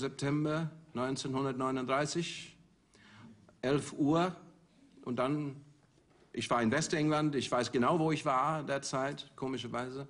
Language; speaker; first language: German; non-native, fluent; English